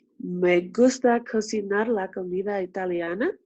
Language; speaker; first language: Spanish; non-native, learner; English